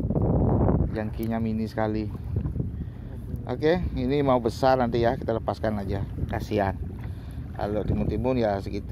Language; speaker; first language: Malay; non-native, local second language; Balinese